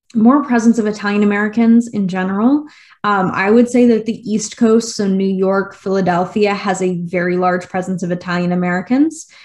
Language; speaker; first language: English; native; English